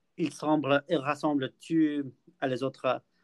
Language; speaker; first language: French; non-native, fluent; English